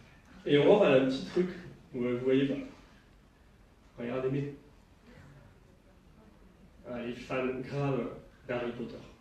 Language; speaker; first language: French; native; French